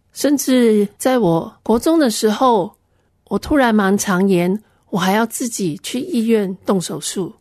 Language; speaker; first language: Chinese; non-native, local second language; Cantonese